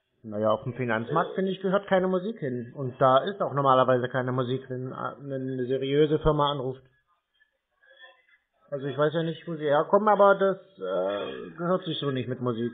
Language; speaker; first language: German; native; German